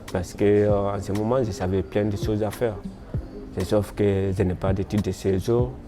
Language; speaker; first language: French; non-native, learner; Krio